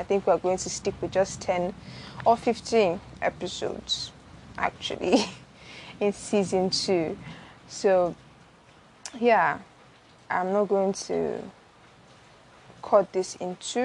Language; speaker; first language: English; non-native, local second language; Igbo